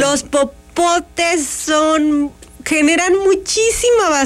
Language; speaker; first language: Spanish; native; Spanish